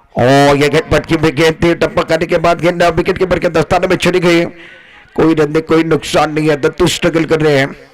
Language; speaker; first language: Hindi; non-native, local second language; Marathi